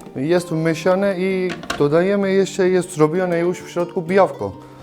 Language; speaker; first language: Polish; non-native, fluent; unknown